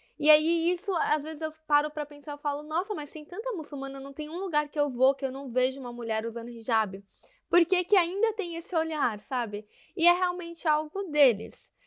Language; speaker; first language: Portuguese; native; Portuguese